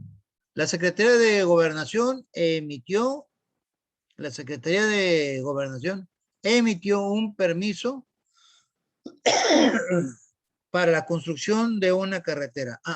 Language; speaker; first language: Spanish; native; Spanish